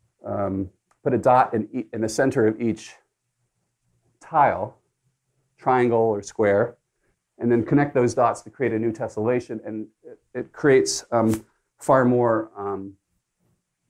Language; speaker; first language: English; native; English